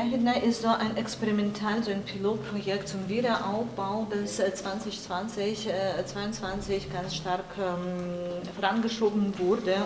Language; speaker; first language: German; non-native, fluent; Ukrainian